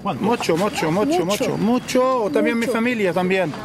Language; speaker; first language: Spanish; non-native, learner; Arabic